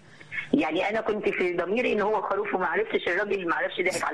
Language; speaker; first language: Arabic; native; Arabic